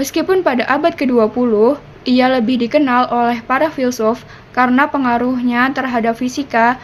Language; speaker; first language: Indonesian; native; Indonesian